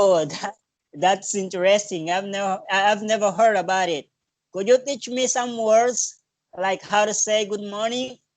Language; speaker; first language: English; non-native, learner; Portuguese